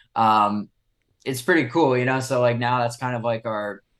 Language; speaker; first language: English; native; English